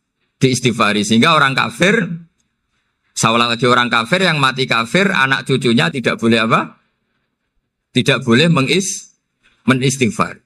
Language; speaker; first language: Indonesian; non-native, local second language; Javanese